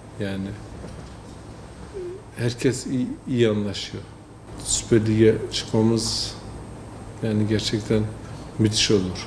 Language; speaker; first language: Turkish; early bilingual, heritage; French